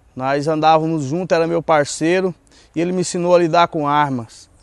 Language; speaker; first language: Portuguese; native; Portuguese